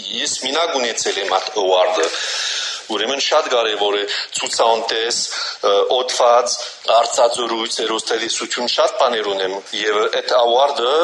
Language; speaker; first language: Armenian; early bilingual, heritage; Armenian